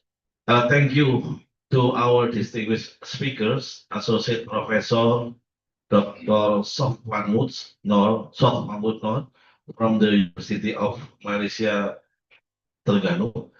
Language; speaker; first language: English; non-native, learner; Indonesian